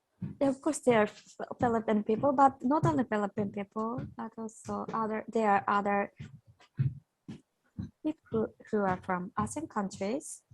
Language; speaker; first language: English; non-native, fluent; Japanese